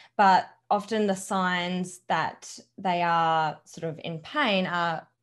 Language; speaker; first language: English; native; English